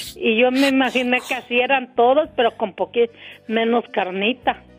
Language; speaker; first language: Spanish; native; Spanish